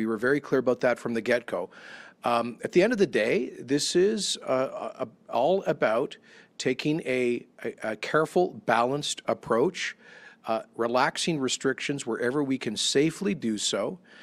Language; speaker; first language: English; native; English